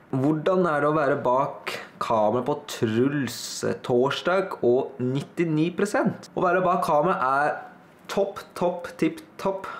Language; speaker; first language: Norwegian; early bilingual, other home language; Thai